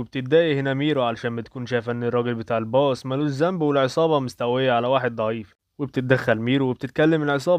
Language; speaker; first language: Arabic; native; Arabic